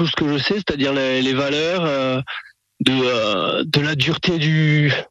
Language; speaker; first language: French; native; French